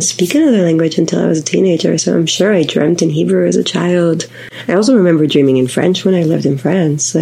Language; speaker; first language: English; non-native, fluent; Hebrew